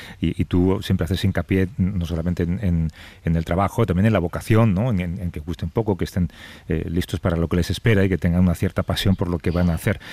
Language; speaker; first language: Spanish; native; Spanish